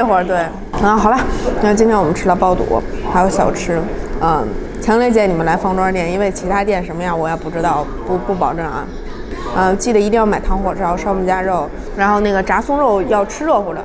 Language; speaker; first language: Chinese; native; Chinese